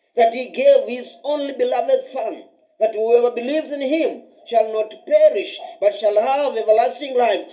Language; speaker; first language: English; non-native, local second language; Swahili